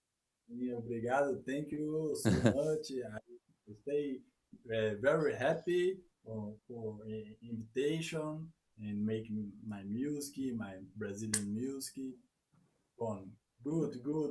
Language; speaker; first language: English; non-native, learner; Portuguese